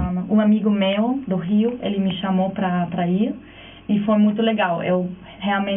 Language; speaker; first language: Portuguese; non-native, fluent; German